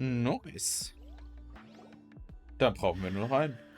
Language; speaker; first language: German; native; German